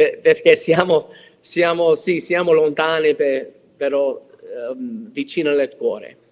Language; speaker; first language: Italian; early bilingual, heritage; English